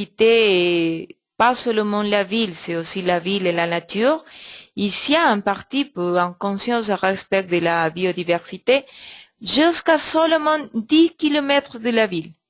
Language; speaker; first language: French; non-native, learner; Spanish